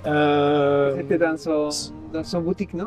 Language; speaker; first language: French; non-native, fluent; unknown